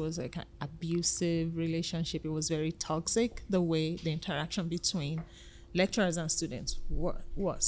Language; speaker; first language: English; non-native, local second language; Yoruba